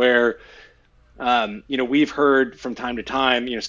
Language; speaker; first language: English; native; English